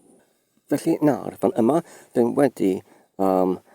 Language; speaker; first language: Welsh; non-native, learner; English